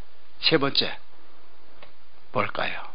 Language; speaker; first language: Korean; native; Korean